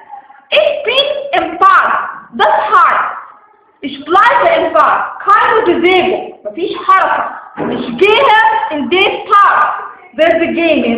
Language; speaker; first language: German; non-native, fluent; Arabic